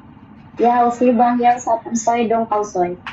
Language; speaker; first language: Cantonese; non-native, learner; Indonesian